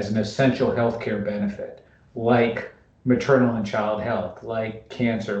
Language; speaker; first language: English; native; English